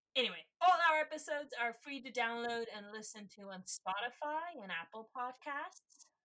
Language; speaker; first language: English; non-native, fluent; Estonian